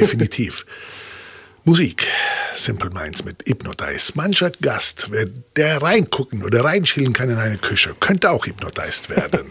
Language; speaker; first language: German; native; German